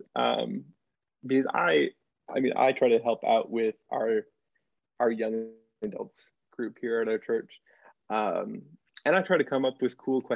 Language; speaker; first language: English; native; English